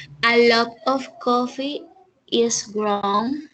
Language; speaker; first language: English; non-native, learner; Spanish